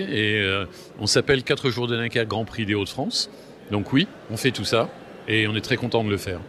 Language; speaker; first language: French; native; French